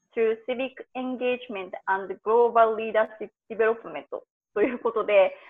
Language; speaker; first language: Japanese; native; Japanese